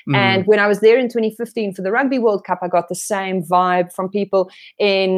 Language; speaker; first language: English; non-native, local second language; Afrikaans